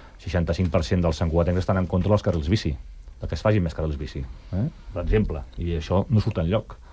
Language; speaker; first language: Catalan; native; Catalan